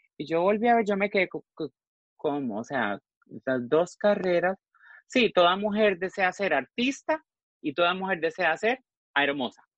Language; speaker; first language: Spanish; native; Spanish